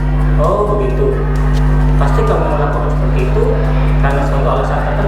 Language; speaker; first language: Indonesian; native; Indonesian